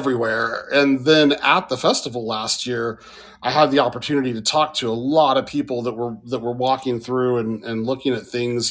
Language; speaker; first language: English; native; English